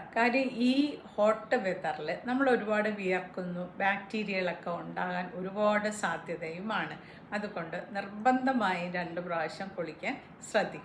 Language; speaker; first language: Malayalam; native; Malayalam